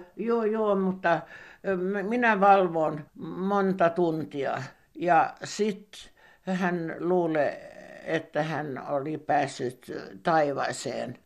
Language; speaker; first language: Finnish; non-native, local second language; Swedish